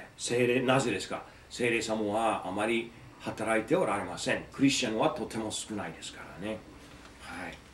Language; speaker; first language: Japanese; non-native, fluent; English